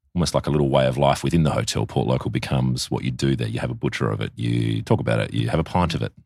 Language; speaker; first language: English; native; English